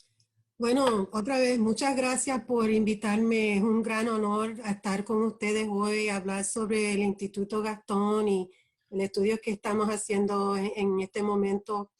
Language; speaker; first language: Spanish; early bilingual, heritage; Spanish